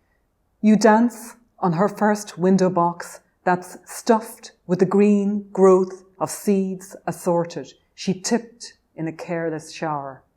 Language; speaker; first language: English; native; English